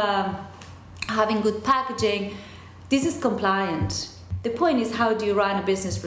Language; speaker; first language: English; non-native, fluent; Spanish